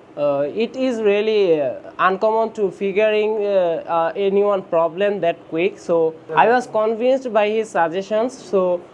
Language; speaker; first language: English; non-native, learner; Bangla